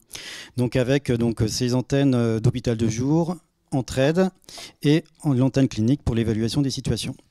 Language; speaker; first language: French; native; French